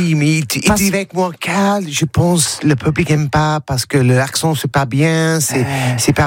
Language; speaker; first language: French; non-native, learner; English